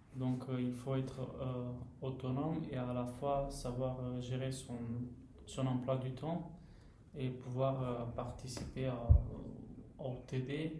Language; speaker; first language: French; non-native, fluent; Romanian